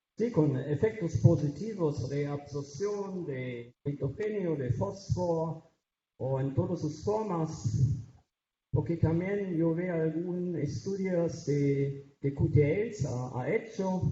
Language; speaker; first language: Spanish; non-native, fluent; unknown